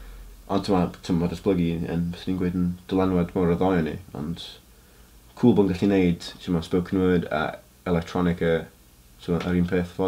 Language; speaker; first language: Welsh; native; Welsh